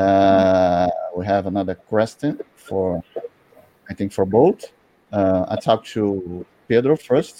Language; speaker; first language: English; non-native, learner; Portuguese